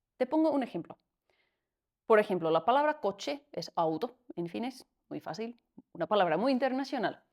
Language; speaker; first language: Spanish; non-native, fluent; Finnish